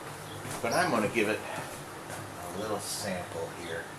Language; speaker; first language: English; native; English